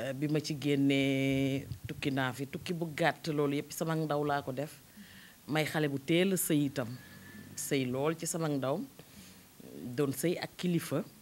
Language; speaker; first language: Wolof; native; Wolof